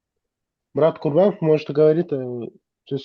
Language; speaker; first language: Russian; non-native, local second language; Turkmen